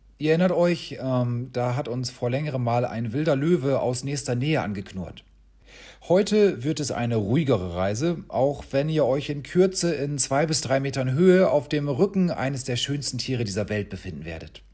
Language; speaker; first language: German; native; German